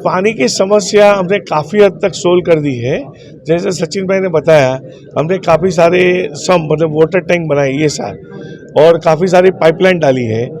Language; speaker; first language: Hindi; non-native, local second language; Gujarati